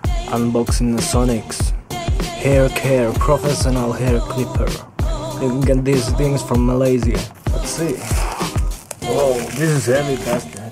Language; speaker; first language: English; non-native, fluent; Finnish